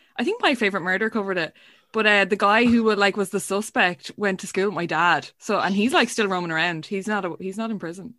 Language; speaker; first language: English; native; English